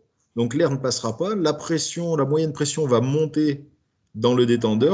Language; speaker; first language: French; native; French